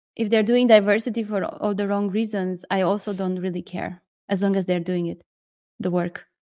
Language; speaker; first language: English; non-native, fluent; Romanian